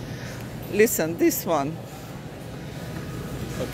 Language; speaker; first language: English; non-native, learner; Russian